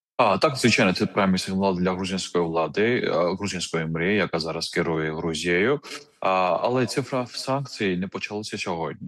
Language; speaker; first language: Ukrainian; non-native, fluent; Georgian